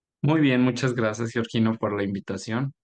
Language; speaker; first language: Spanish; native; Spanish